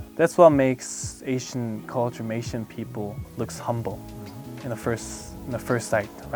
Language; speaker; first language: English; non-native, fluent; Korean